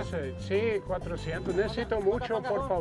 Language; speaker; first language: Spanish; non-native, learner; English